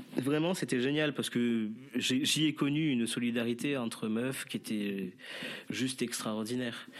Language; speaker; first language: French; non-native, local second language; Morisyen